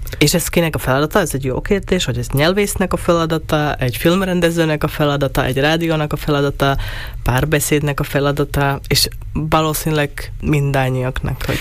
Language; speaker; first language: Hungarian; non-native, local second language; Slovak